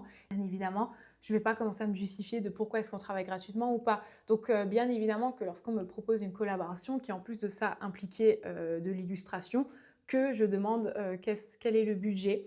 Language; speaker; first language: French; native; French